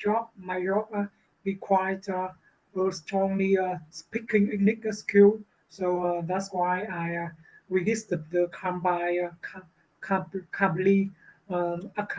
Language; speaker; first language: English; non-native, learner; Vietnamese